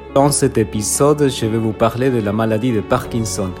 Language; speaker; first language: French; non-native, fluent; Spanish